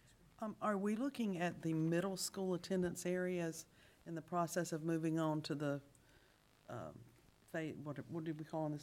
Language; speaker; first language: English; native; English